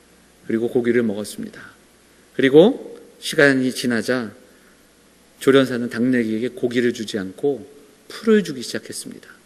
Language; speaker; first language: Korean; native; Korean